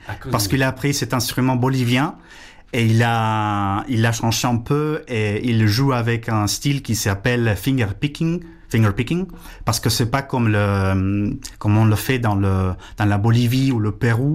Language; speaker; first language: French; non-native, fluent; Spanish